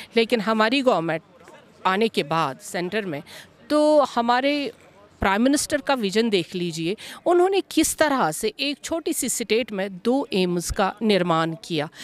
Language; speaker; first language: Hindi; non-native, local second language; Kashmiri